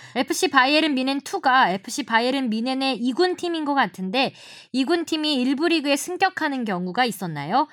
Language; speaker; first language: Korean; native; Korean